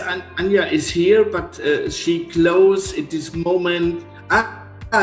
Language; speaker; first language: English; non-native, learner; German